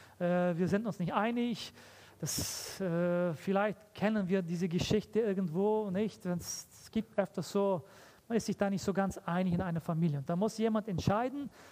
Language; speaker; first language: German; early bilingual, heritage; German